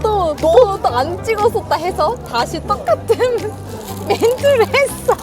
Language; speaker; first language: Korean; non-native, learner; Japanese